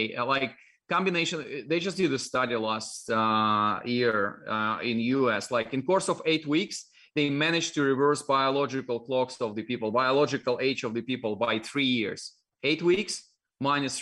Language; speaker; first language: English; non-native, fluent; Russian